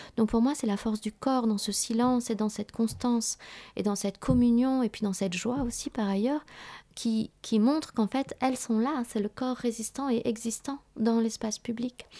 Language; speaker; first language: French; early bilingual, other home language; Vietnamese